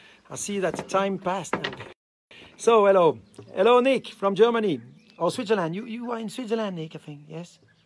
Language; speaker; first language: English; non-native, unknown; French